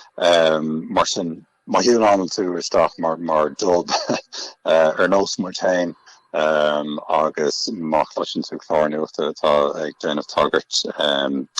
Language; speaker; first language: Irish; native; Irish